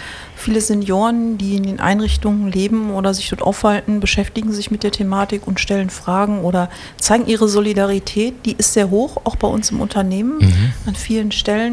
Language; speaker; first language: German; native; German